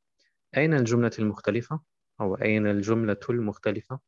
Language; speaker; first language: Arabic; non-native, fluent; German